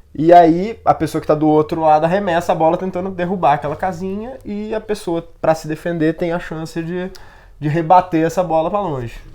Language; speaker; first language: Portuguese; native; Portuguese